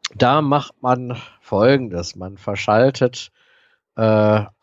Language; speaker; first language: German; native; German